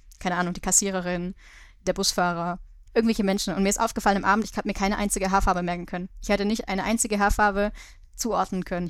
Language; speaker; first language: German; native; German